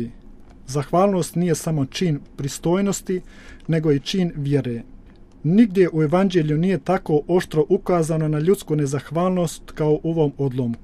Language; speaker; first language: Croatian; native; Croatian